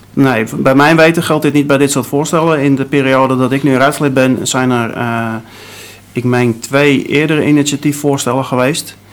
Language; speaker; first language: Dutch; native; Dutch